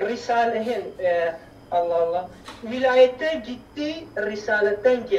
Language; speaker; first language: Turkish; non-native, learner; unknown